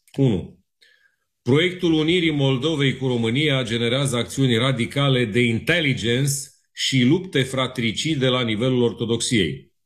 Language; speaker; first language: Romanian; native; Romanian